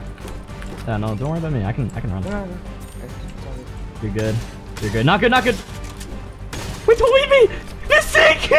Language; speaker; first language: English; native; English